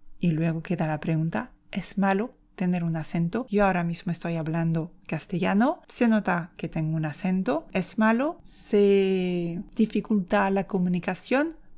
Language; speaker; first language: Spanish; non-native, fluent; French